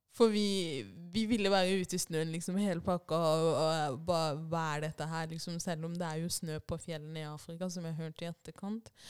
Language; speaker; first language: Norwegian; early bilingual, other home language; Swahili